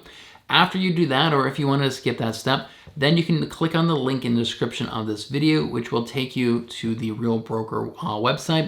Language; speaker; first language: English; native; English